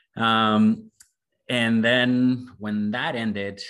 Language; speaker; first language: English; non-native, fluent; Spanish